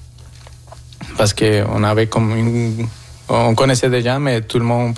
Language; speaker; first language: French; non-native, fluent; Spanish